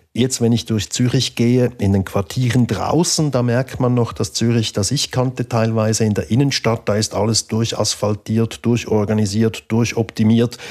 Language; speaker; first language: German; native; German